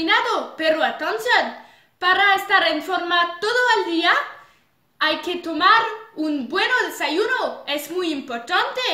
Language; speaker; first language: Spanish; non-native, learner; French